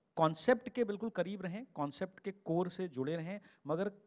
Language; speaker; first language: Hindi; native; Hindi